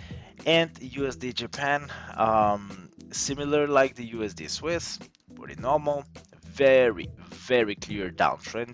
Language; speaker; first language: English; non-native, fluent; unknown